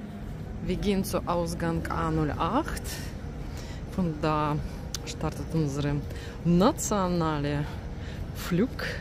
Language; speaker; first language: German; non-native, learner; Russian